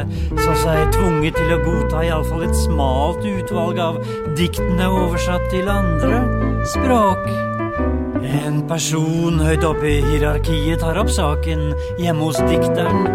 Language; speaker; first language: Norwegian; native; Norwegian